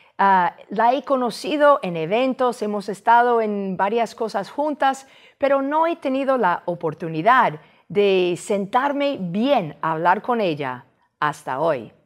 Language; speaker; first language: Spanish; non-native, fluent; English